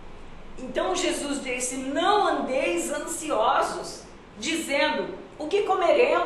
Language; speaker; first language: Portuguese; native; Portuguese